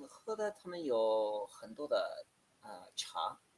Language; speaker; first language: Chinese; non-native, learner; English